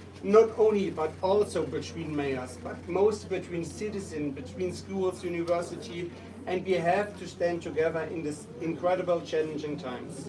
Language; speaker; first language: English; non-native, fluent; German